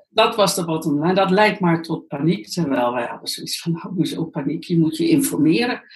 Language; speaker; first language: Dutch; native; Dutch